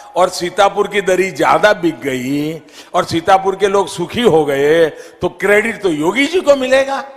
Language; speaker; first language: Hindi; non-native, local second language; Gujarati